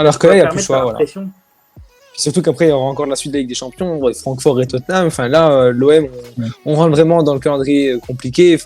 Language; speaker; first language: French; native; French